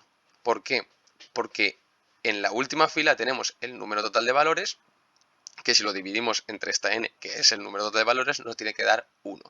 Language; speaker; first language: Spanish; native; Spanish